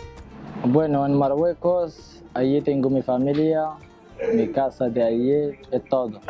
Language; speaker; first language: Spanish; non-native, learner; Arabic